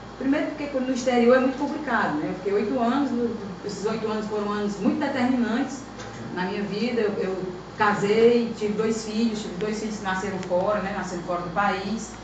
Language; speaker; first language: Portuguese; native; Portuguese